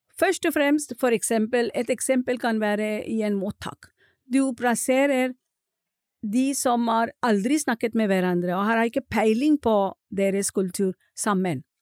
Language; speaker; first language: Norwegian; non-native, fluent; Marathi